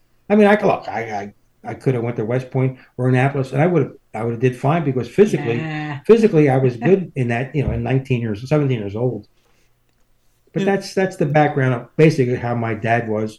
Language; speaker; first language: English; native; English